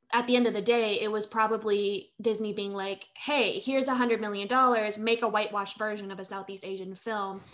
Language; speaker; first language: English; early bilingual, other home language; Vietnamese